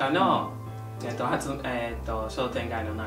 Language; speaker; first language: Japanese; non-native, fluent; English